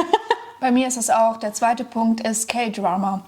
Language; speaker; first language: German; native; German